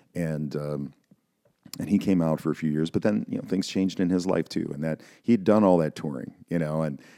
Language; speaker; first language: English; native; English